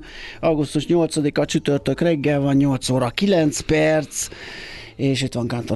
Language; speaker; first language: Hungarian; native; Hungarian